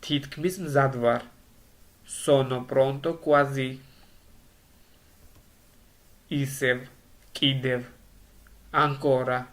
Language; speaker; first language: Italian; non-native, learner; Georgian